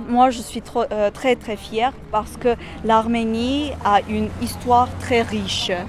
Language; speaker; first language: French; non-native, fluent; Armenian